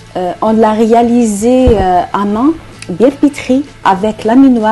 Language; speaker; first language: French; non-native, local second language; Arabic